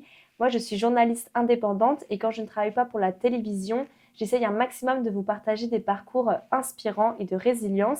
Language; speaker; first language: French; native; French